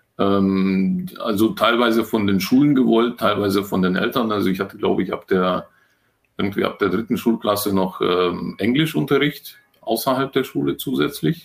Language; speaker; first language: German; early bilingual, other home language; Russian